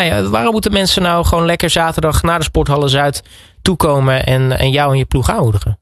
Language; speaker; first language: Dutch; native; Dutch